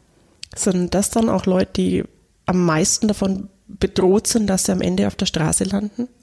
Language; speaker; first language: German; native; German